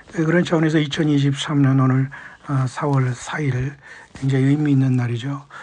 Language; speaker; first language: Korean; native; Korean